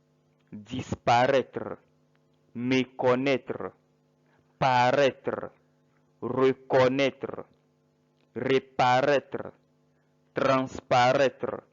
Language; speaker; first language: French; non-native, fluent; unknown